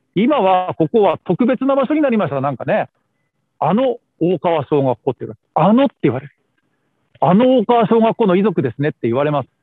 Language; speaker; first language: Japanese; native; Japanese